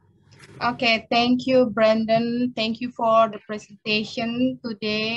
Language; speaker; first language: English; non-native, learner; Indonesian